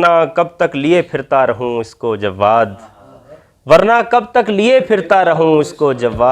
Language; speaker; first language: Urdu; native; Urdu